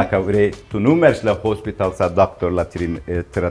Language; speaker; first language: Romanian; non-native, learner; Turkish